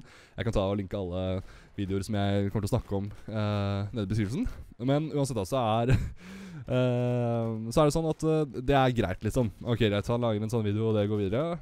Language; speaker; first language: Norwegian; native; Norwegian